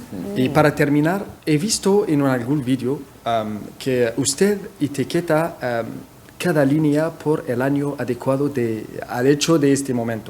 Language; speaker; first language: Spanish; non-native, fluent; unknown